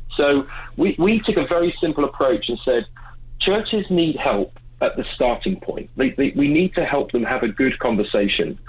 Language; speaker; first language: English; native; English